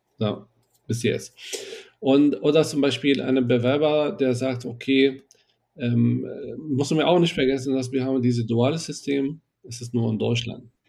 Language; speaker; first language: German; non-native, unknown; Arabic